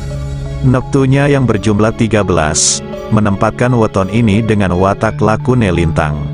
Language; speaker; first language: Indonesian; non-native, local second language; Javanese